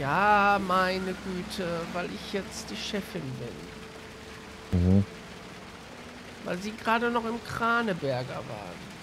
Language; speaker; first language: German; native; German